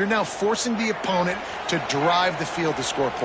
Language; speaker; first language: English; native; English